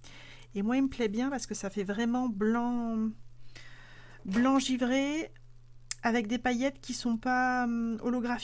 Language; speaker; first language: French; native; French